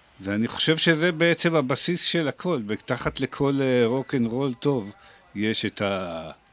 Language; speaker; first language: Hebrew; native; Hebrew